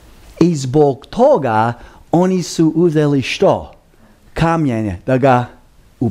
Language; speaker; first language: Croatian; early bilingual, heritage; Croatian